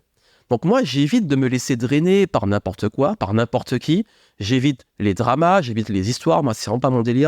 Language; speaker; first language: French; native; French